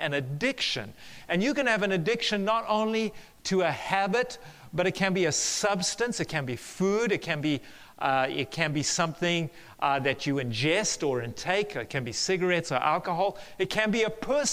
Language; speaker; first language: English; native; English